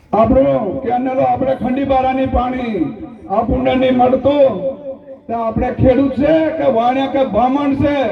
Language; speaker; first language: Gujarati; non-native, local second language; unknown